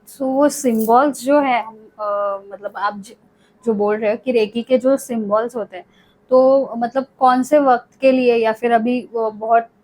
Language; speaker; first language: Hindi; non-native, local second language; Marathi